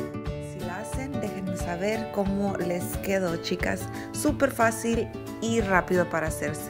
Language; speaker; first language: Spanish; native; Spanish